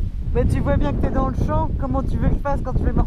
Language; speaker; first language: French; native; French